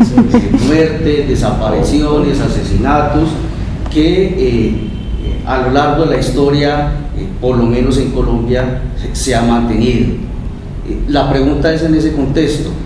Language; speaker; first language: Spanish; native; Spanish